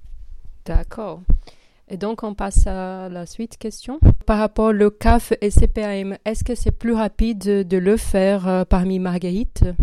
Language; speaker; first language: French; non-native, learner; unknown